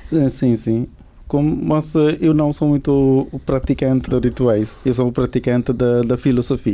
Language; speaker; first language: Portuguese; non-native, learner; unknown